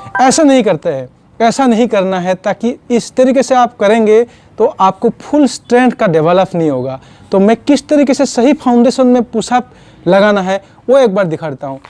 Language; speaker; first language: Hindi; non-native, local second language; Assamese